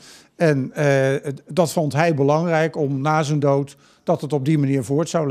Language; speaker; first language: Dutch; native; Dutch